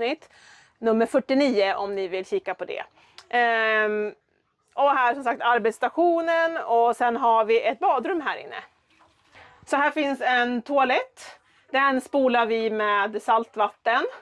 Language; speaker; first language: Swedish; native; Swedish